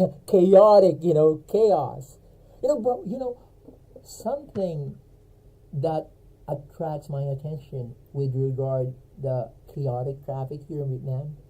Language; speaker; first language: English; non-native, fluent; Filipino